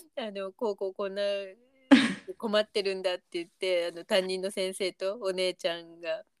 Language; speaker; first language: Japanese; native; Japanese